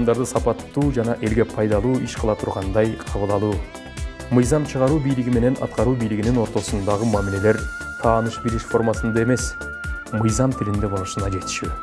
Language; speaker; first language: Kyrgyz; native; Kyrgyz